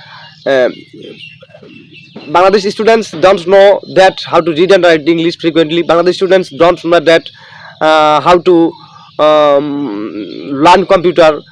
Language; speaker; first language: English; non-native, local second language; Bangla